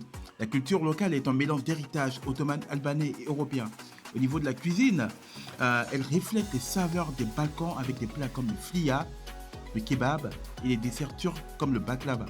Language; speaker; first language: French; native; French